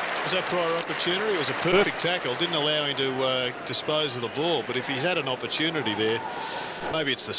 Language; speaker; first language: English; native; English